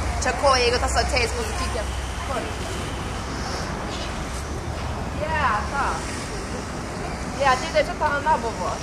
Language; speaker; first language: Lithuanian; early bilingual, heritage; English